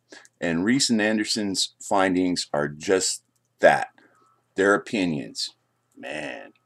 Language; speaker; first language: English; native; English